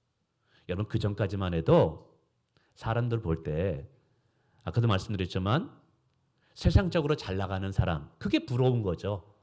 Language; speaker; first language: Korean; native; Korean